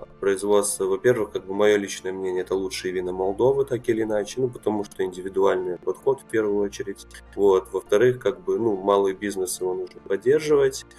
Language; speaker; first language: Russian; early bilingual, other home language; Romanian